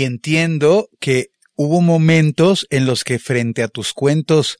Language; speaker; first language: Spanish; native; Spanish